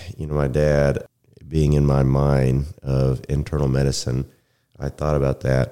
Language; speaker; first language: English; native; English